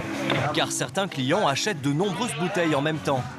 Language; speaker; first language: French; native; French